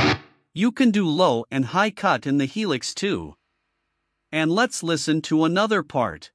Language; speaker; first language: English; non-native, fluent; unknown